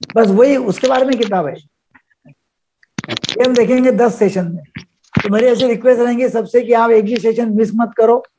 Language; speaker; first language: Hindi; non-native, local second language; Marathi